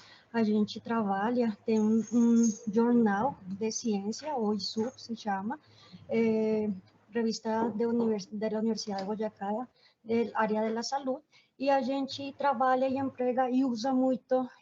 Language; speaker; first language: Portuguese; non-native, fluent; Spanish